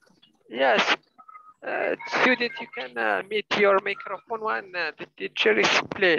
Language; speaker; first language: English; non-native, learner; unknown